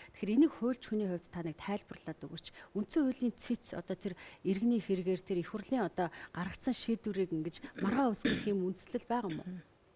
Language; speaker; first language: Mongolian; native; Mongolian